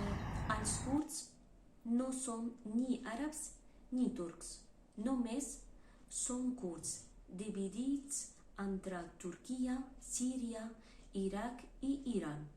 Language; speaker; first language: Catalan; non-native, learner; Kurdish